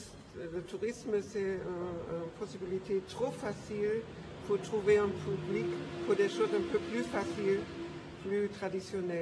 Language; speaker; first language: French; non-native, fluent; German